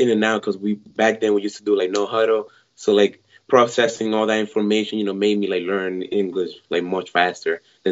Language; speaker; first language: English; non-native, fluent; Spanish